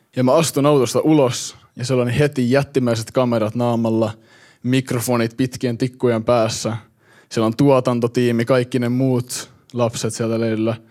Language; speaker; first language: Finnish; early bilingual, heritage; Finnish